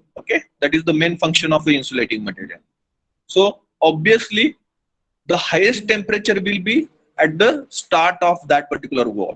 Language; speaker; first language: English; non-native, local second language; Hindi